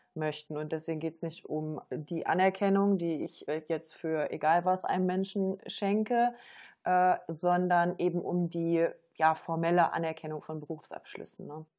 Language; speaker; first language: German; native; German